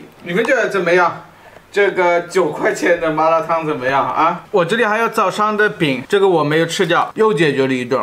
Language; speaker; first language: Chinese; non-native, fluent; German